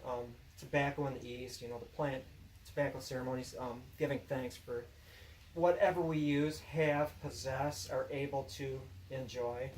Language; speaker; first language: English; native; English